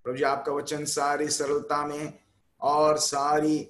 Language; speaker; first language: Hindi; non-native, local second language; Telugu